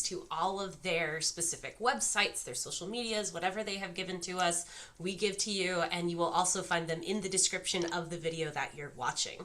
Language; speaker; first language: English; native; English